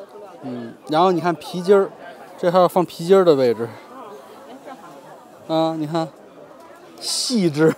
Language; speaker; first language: Chinese; native; Chinese